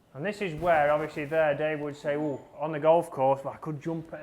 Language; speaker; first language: English; native; English